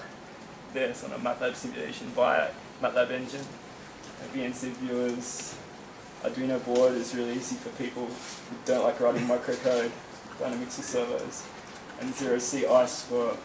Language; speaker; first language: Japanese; non-native, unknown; English